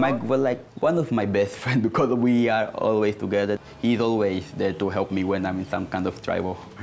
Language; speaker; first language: English; non-native, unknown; Portuguese